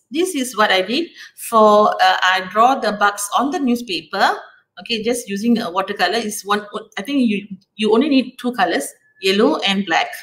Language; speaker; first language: English; non-native, local second language; Tamil